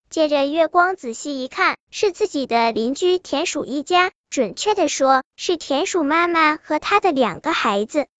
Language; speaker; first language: Chinese; native; Chinese